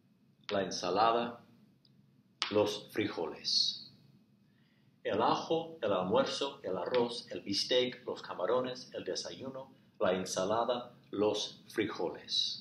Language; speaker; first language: Spanish; non-native, fluent; English